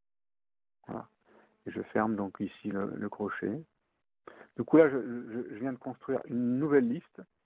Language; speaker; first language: French; native; French